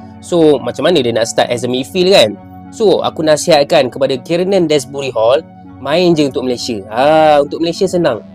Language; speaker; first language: Malay; native; Malay